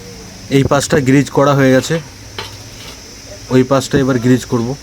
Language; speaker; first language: Bangla; native; Bangla